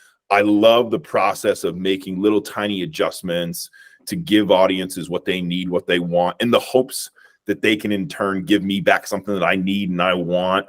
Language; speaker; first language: English; native; English